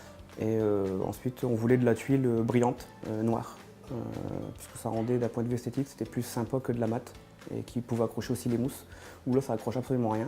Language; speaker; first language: French; native; French